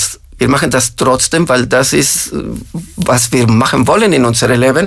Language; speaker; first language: German; non-native, fluent; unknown